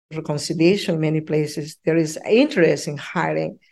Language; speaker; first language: English; non-native, fluent; Spanish